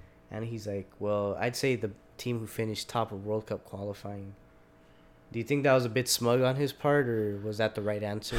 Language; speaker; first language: English; early bilingual, other home language; Spanish